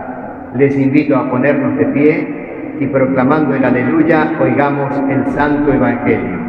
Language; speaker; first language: Spanish; native; Spanish